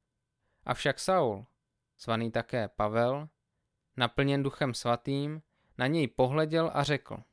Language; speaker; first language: Czech; native; Czech